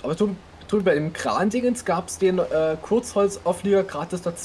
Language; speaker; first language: German; native; German